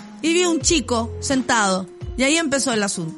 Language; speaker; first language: Spanish; native; Spanish